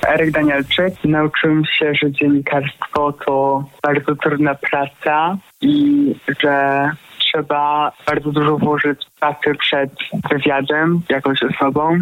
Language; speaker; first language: Polish; early bilingual, heritage; Polish